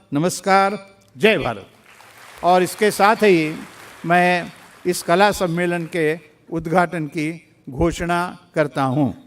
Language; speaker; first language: Hindi; non-native, local second language; Marathi